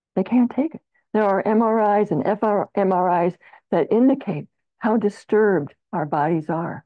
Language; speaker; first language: English; native; English